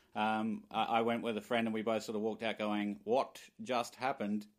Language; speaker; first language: English; native; English